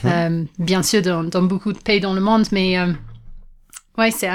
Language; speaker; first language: French; non-native, fluent; English